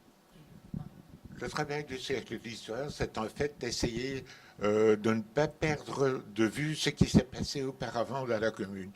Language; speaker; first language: French; native; French